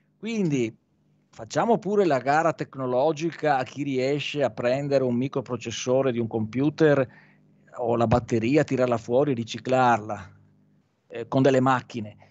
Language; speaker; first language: Italian; native; Italian